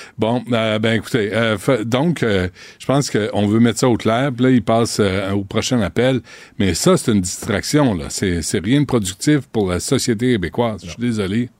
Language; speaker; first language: French; native; French